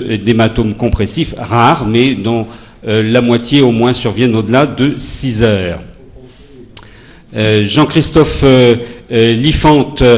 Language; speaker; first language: French; native; French